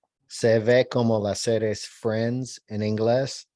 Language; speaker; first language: Spanish; non-native, learner; English